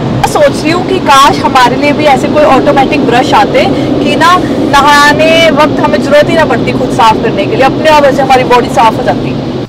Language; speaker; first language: Hindi; native; Hindi